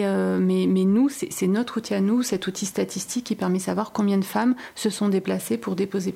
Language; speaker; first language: French; native; French